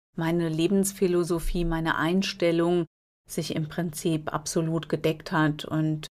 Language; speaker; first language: German; native; German